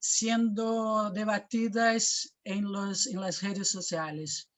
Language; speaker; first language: Spanish; non-native, fluent; Portuguese